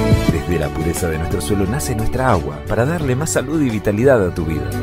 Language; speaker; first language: Spanish; native; Spanish